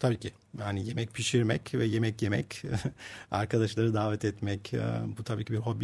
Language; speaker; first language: Turkish; early bilingual, heritage; Turkish